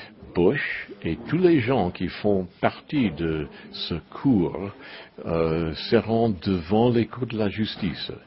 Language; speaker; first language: French; non-native, learner; English